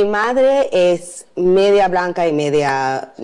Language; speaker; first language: Spanish; non-native, learner; English